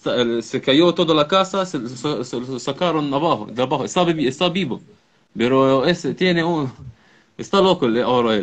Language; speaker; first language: Spanish; non-native, learner; Arabic